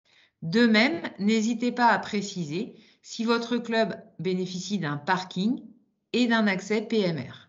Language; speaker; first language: French; native; French